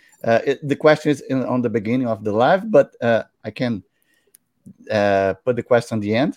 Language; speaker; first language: English; non-native, learner; Portuguese